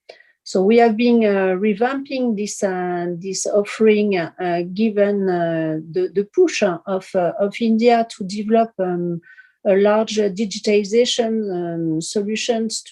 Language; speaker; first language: English; non-native, fluent; French